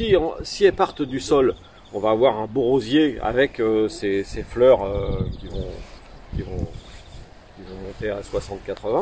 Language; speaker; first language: French; native; French